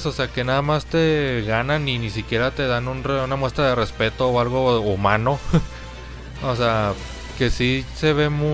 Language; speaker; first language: Spanish; native; Spanish